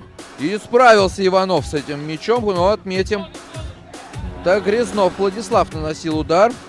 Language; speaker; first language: Russian; native; Russian